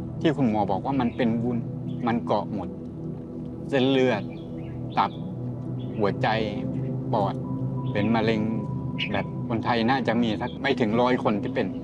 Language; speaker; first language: Thai; native; Thai